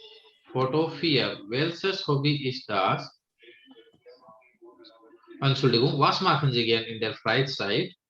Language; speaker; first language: German; non-native, fluent; Hindi